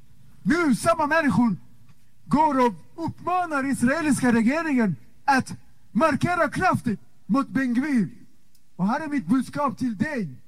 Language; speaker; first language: Swedish; non-native, fluent; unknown